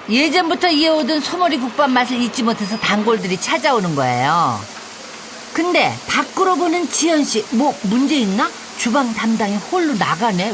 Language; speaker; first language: Korean; native; Korean